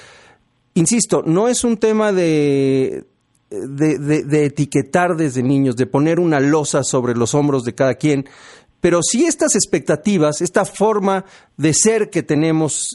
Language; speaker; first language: Spanish; native; Spanish